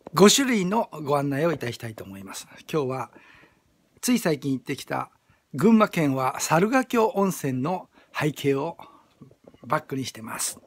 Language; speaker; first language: Japanese; native; Japanese